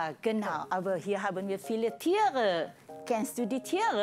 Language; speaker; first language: German; non-native, fluent; Malay